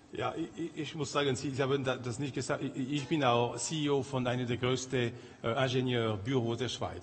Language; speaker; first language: German; non-native, local second language; French